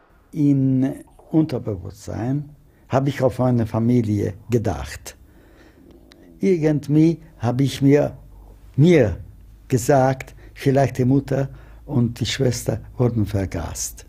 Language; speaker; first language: German; non-native, fluent; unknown